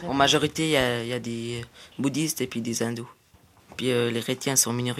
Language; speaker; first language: French; early bilingual, other home language; Tamil